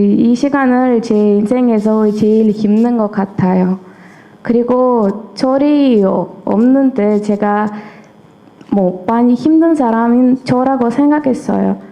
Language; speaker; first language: Korean; non-native, learner; Uzbek